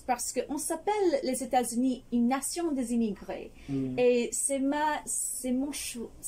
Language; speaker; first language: French; non-native, fluent; English